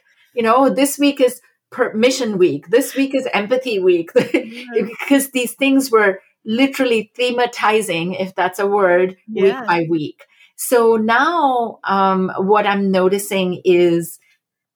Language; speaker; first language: English; non-native, local second language; Hindi